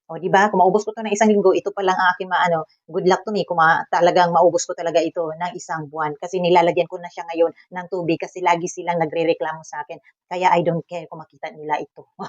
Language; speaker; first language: Filipino; native; Filipino